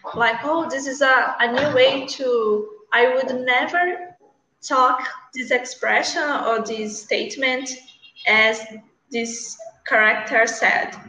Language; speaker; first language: English; non-native, learner; Portuguese